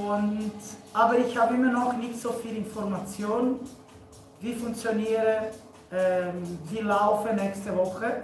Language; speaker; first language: German; non-native, learner; Spanish